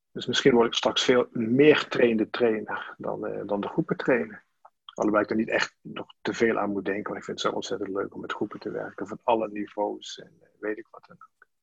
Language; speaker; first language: Dutch; native; Dutch